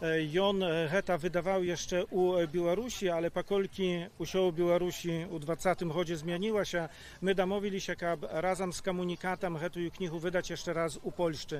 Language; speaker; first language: Polish; non-native, local second language; Belarusian